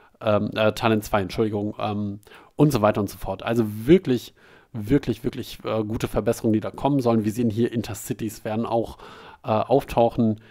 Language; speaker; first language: German; native; German